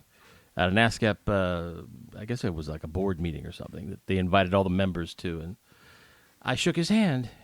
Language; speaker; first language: English; native; English